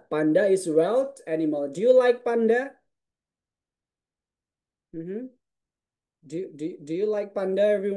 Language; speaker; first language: English; non-native, fluent; Indonesian